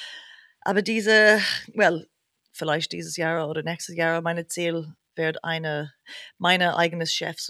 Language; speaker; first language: German; non-native, learner; English